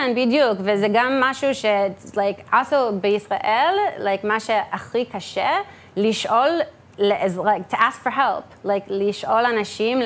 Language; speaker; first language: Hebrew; early bilingual, heritage; English